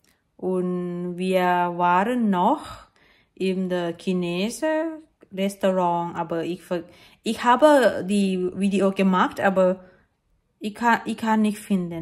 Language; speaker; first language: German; non-native, learner; Thai